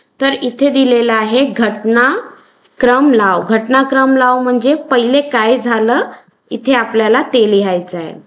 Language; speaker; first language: Marathi; non-native, local second language; Hindi